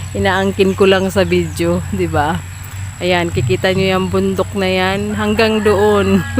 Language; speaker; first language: Filipino; non-native, local second language; Bikol